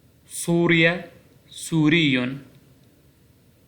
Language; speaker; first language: Arabic; non-native, fluent; Pashto